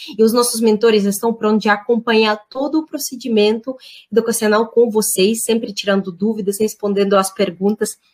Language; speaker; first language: Portuguese; non-native, fluent; Russian